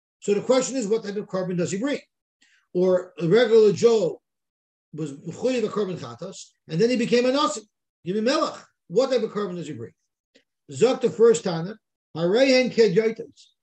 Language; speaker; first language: English; native; English